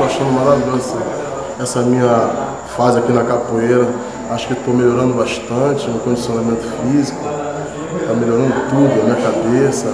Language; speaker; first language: Portuguese; native; Portuguese